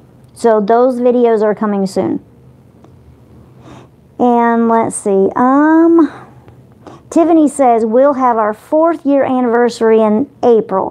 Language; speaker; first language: English; native; English